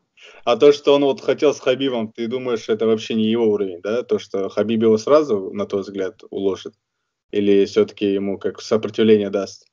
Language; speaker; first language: Russian; native; Russian